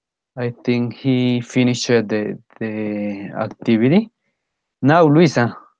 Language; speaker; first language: English; non-native, fluent; Spanish